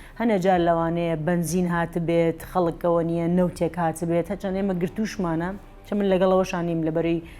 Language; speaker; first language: Central Kurdish; non-native, local second language; Gurani